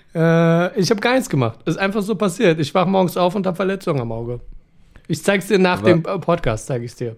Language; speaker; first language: German; early bilingual, other home language; Persian